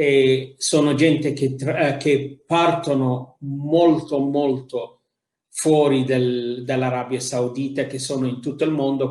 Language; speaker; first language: Italian; non-native, fluent; Arabic